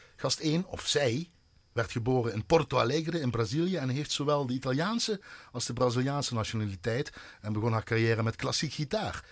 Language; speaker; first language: Dutch; native; Dutch